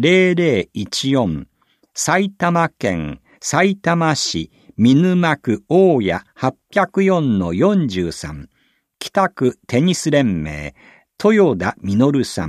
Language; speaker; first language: Japanese; native; Japanese